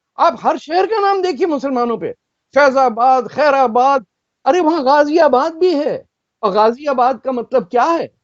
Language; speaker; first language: Urdu; non-native, local second language; Punjabi